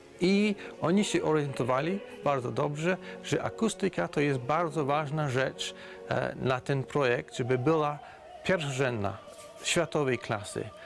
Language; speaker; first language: Polish; non-native, fluent; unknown